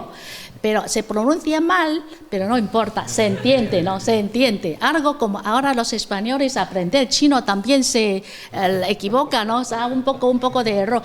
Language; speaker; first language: Spanish; non-native, fluent; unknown